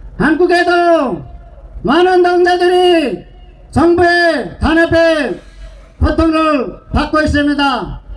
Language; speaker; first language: Korean; non-native, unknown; Nepali